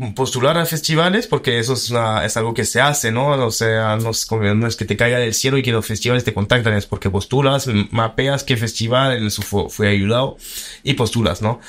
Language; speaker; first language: Spanish; early bilingual, heritage; French